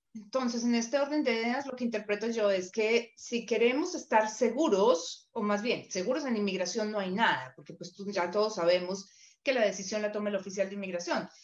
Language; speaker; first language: Spanish; native; Spanish